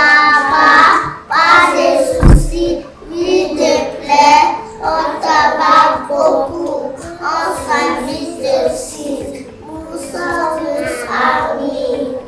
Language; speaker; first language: French; non-native, learner; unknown